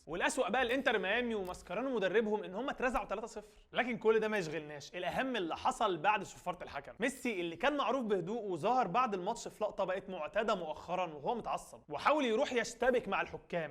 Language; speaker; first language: Arabic; native; Arabic